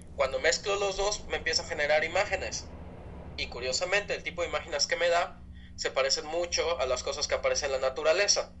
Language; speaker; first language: Spanish; native; Spanish